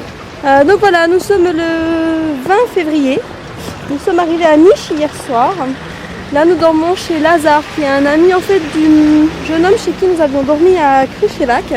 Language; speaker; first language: French; native; French